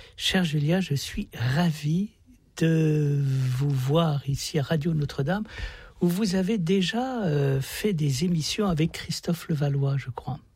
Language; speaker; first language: French; native; French